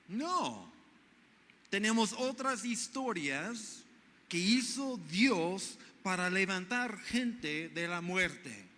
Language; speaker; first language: Spanish; non-native, fluent; English